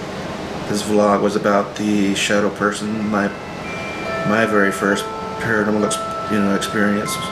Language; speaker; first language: English; native; English